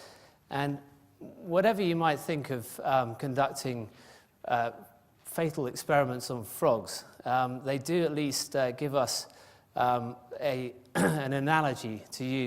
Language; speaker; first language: English; native; English